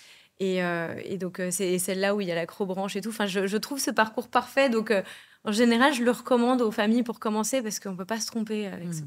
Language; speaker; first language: French; native; French